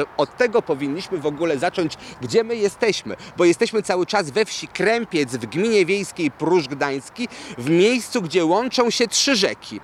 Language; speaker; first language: Polish; native; Polish